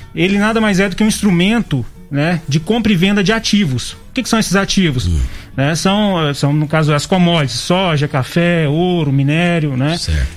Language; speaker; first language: Portuguese; native; Portuguese